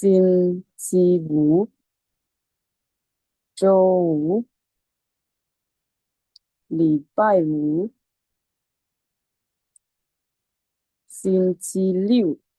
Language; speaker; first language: Chinese; non-native, learner; Lao